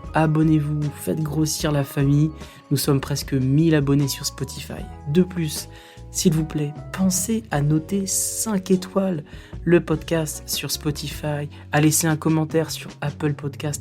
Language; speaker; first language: French; native; French